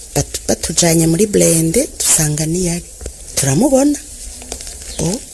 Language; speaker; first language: Rundi; early bilingual, other home language; Kinyarwanda